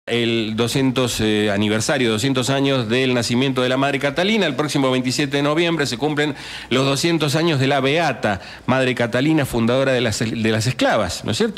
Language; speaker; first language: Spanish; native; Spanish